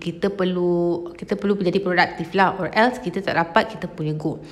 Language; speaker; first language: Malay; native; Malay